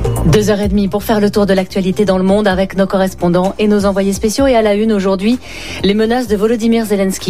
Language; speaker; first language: French; native; French